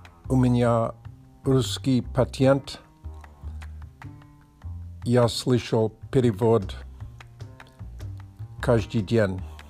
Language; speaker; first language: Russian; non-native, learner; English